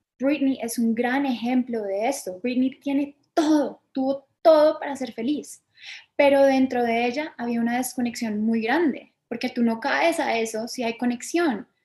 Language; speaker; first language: Spanish; early bilingual, other home language; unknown